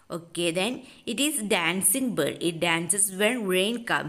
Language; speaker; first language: English; non-native, local second language; Malayalam